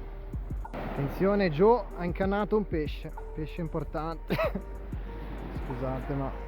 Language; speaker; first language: Italian; native; Italian